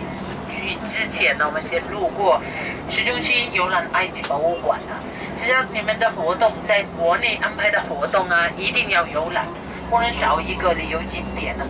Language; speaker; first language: Chinese; non-native, fluent; Arabic